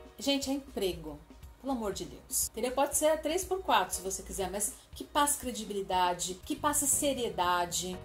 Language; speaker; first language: Portuguese; native; Portuguese